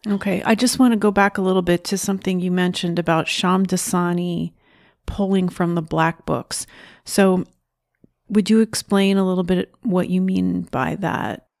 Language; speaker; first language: English; native; English